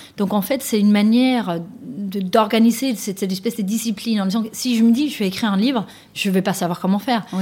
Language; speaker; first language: French; non-native, fluent; Danish